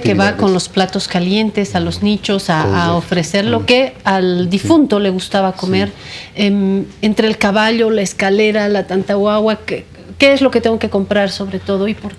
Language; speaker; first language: Spanish; native; Spanish